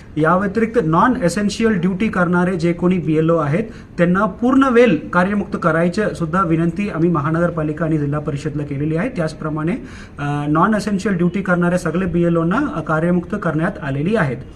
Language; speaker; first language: Marathi; non-native, local second language; Tamil